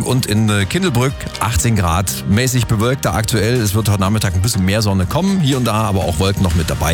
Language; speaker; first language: German; native; German